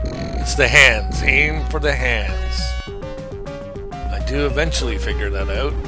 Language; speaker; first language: English; native; English